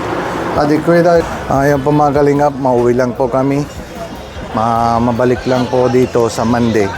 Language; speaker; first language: Filipino; non-native, learner; Punjabi